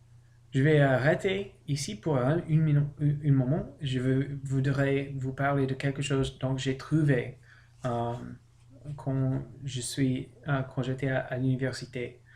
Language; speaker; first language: French; non-native, learner; English